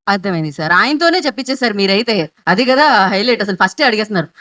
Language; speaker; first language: Telugu; native; Telugu